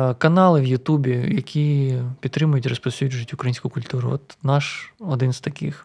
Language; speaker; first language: Ukrainian; non-native, local second language; Russian